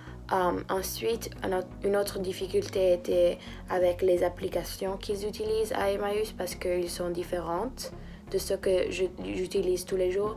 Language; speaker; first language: French; non-native, fluent; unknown